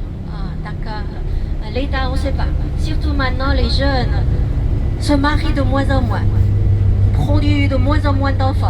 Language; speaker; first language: French; non-native, fluent; Chinese